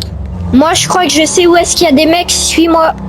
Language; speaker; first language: French; native; French